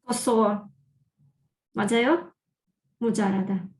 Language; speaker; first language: Korean; non-native, learner; Russian